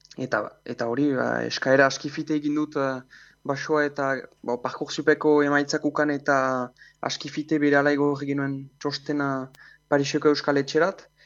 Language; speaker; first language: Basque; native; Basque